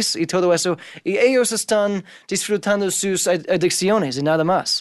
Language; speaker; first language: Spanish; non-native, fluent; English